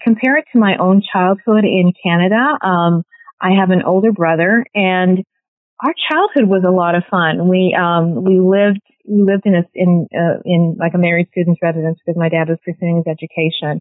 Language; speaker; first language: English; native; English